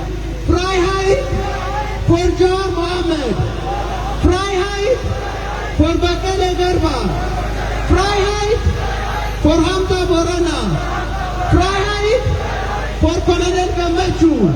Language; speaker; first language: German; non-native, learner; Oromo